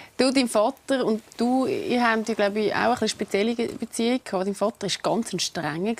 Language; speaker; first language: German; native; German